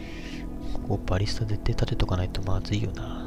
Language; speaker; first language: Japanese; native; Japanese